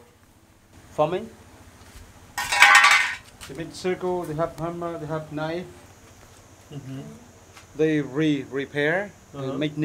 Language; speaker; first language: English; non-native, learner; Vietnamese